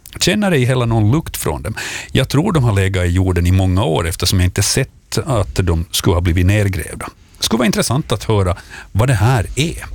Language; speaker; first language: Swedish; native; Swedish